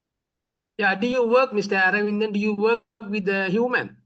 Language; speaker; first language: English; non-native, learner; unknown